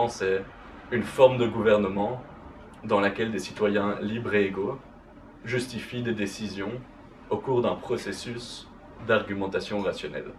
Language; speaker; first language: French; native; French